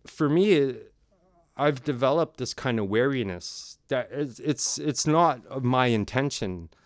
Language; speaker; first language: English; non-native, fluent; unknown